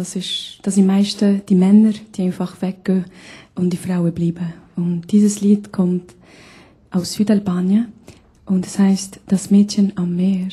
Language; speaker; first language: German; non-native, fluent; Albanian